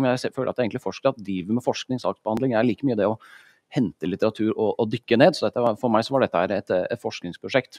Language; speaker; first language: Norwegian; native; Norwegian